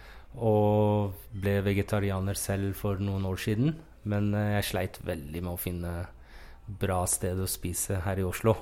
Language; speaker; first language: Norwegian; non-native, fluent; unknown